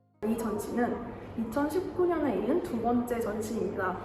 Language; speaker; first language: Korean; native; Korean